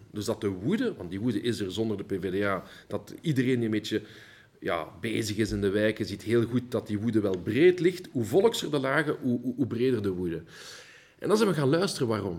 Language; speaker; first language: Dutch; early bilingual, heritage; Dutch